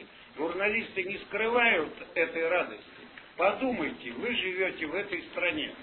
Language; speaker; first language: Russian; native; Russian